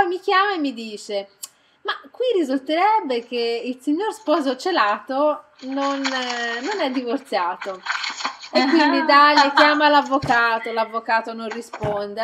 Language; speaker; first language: Italian; native; Italian